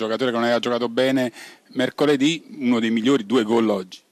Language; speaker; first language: Italian; non-native, fluent; Spanish